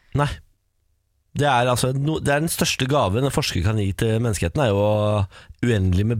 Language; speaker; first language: Norwegian; native; Norwegian